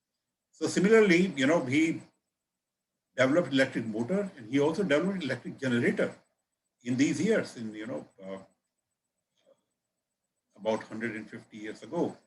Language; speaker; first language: English; non-native, local second language; Hindi